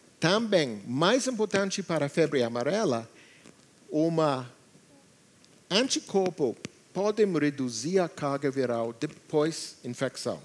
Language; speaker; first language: Portuguese; non-native, learner; English